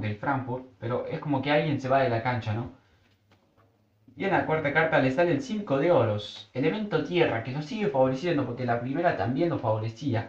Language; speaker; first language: Spanish; native; Spanish